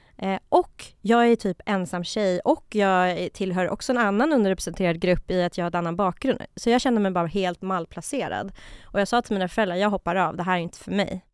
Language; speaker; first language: Swedish; early bilingual, other home language; Kurdish